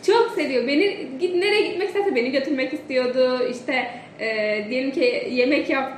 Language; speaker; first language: Turkish; non-native, fluent; Indonesian